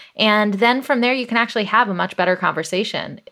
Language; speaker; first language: English; native; English